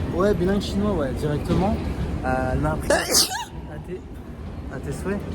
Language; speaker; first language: French; native; French